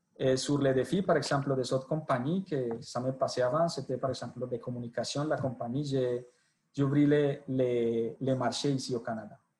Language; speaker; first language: French; non-native, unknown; Spanish